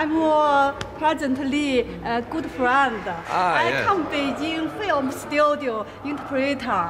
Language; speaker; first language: English; non-native, learner; Chinese